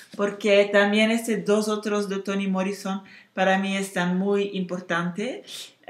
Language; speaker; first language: Spanish; non-native, learner; Dutch